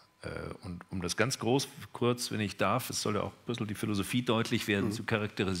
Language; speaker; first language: German; native; German